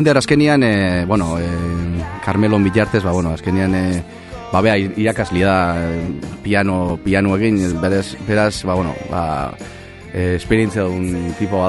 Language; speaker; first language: Basque; native; Basque